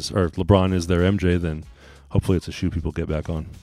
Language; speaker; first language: English; native; English